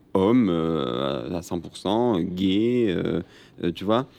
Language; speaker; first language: French; native; French